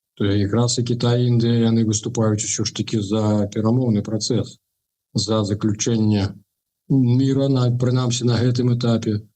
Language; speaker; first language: Russian; non-native, local second language; Belarusian